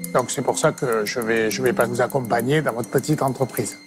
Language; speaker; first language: French; non-native, fluent; English